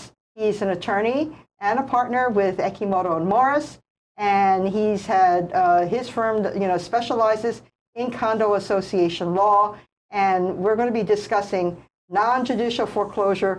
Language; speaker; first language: English; native; English